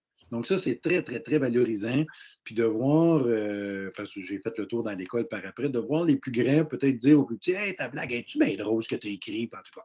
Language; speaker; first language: French; native; French